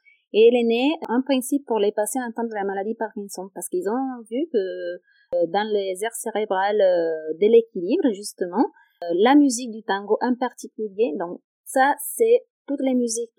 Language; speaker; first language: French; non-native, fluent; Italian